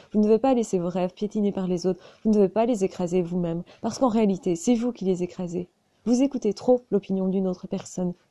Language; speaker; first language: French; native; French